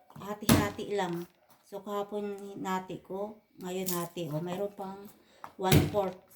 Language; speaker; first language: Filipino; non-native, local second language; Cebuano